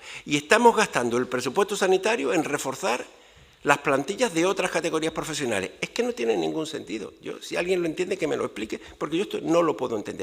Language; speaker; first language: Spanish; native; Spanish